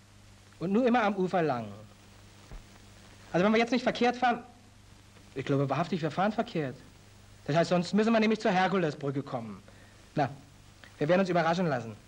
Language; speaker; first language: German; native; German